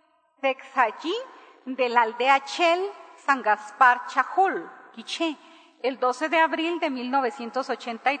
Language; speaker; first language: Spanish; native; Spanish